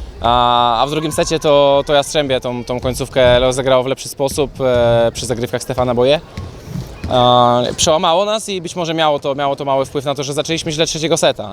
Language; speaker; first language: Polish; native; Polish